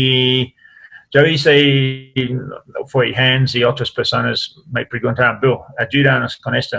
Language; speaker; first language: Spanish; non-native, learner; English